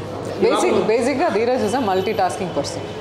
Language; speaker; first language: Telugu; non-native, learner; Tamil